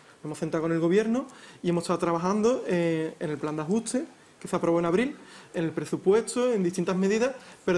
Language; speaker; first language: Spanish; native; Spanish